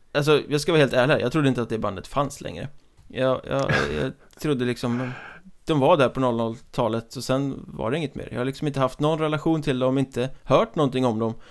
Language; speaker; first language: Swedish; native; Swedish